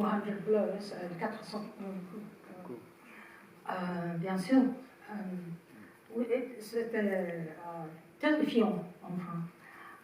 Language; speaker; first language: French; non-native, learner; English